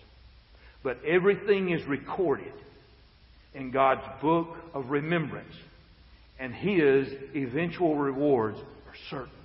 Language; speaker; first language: English; native; English